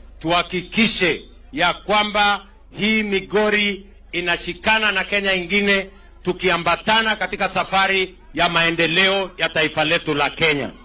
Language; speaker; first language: Swahili; non-native, local second language; Kalenjin